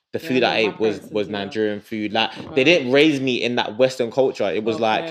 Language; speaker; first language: English; native; English